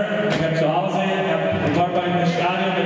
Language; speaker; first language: German; non-native, learner; English